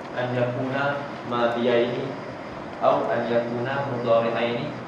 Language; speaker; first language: Arabic; non-native, fluent; Malay